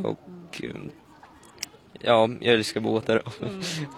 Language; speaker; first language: Swedish; early bilingual, other home language; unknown